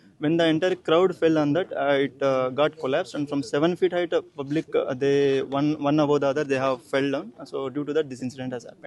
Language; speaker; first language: English; non-native, local second language; Telugu